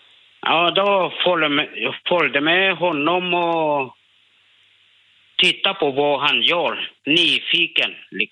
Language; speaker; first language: Swedish; non-native, learner; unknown